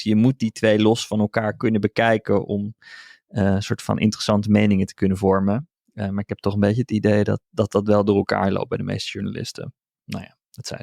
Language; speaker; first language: Dutch; native; Dutch